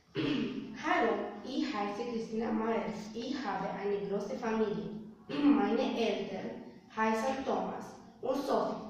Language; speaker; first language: German; non-native, learner; Romanian